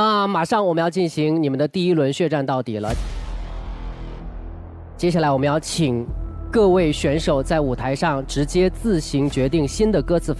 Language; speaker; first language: Chinese; native; Chinese